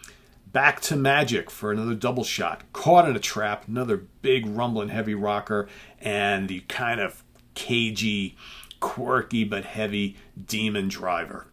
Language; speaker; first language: English; native; English